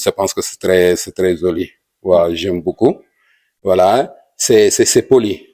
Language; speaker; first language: French; non-native, local second language; Wolof